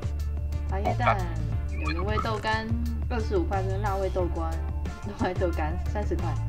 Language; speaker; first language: Chinese; native; Chinese